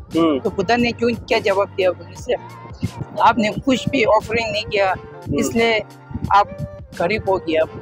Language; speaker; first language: Hindi; non-native, local second language; Tibetan